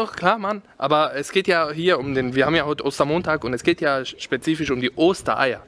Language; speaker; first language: German; native; German